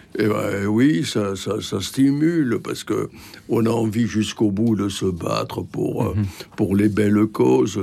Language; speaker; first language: French; native; French